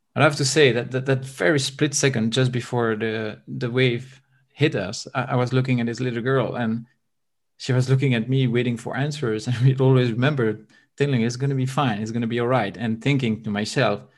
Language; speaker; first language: English; non-native, fluent; French